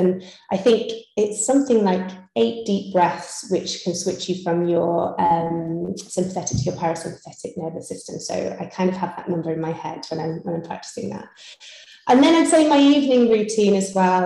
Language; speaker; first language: English; native; English